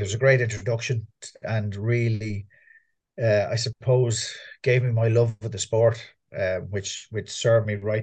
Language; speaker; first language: English; native; English